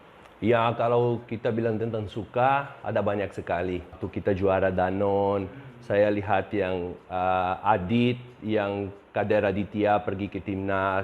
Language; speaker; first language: Indonesian; non-native, fluent; Portuguese